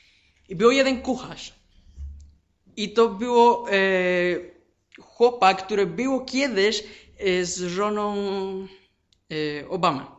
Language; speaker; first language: Polish; non-native, fluent; Spanish